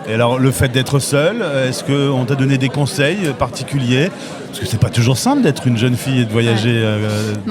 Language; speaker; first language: French; native; French